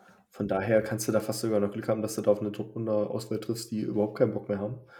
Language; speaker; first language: German; native; German